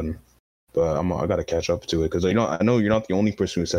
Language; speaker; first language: English; non-native, fluent; French